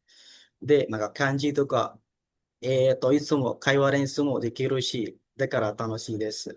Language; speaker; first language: Japanese; non-native, learner; Indonesian